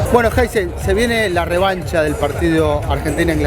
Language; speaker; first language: Spanish; native; Spanish